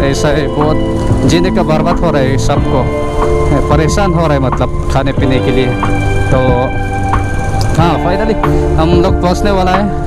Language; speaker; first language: Hindi; non-native, local second language; Mizo